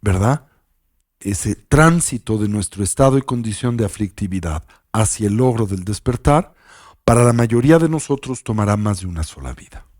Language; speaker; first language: Spanish; native; Spanish